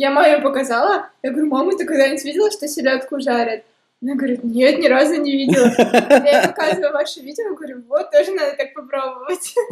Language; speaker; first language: Russian; native; Russian